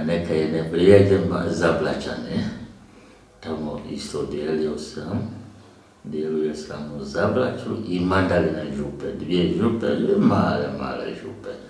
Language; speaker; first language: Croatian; non-native, learner; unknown